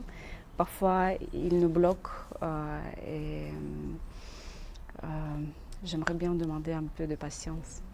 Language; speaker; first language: French; non-native, learner; Russian